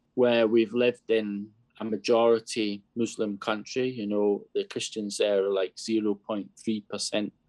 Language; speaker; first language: English; native; English